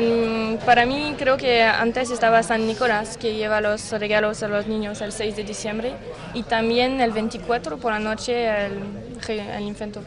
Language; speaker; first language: Spanish; non-native, learner; French